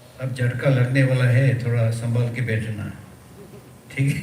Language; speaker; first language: Hindi; early bilingual, other home language; Tibetan